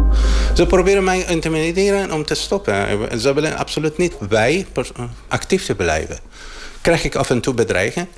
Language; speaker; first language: Dutch; non-native, learner; Arabic